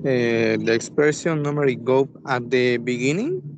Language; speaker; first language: English; non-native, learner; Spanish